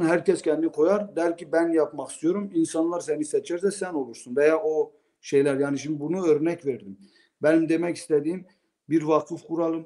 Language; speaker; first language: Turkish; non-native, local second language; Zaza